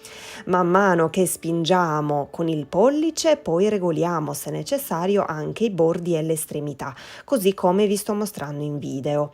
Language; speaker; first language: Italian; native; Italian